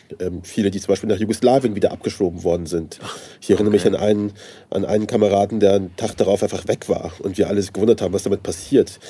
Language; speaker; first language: German; early bilingual, other home language; Persian